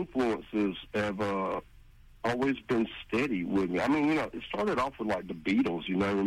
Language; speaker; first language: English; native; English